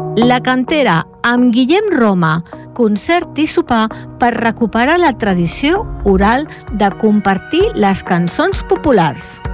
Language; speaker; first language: Catalan; native; Catalan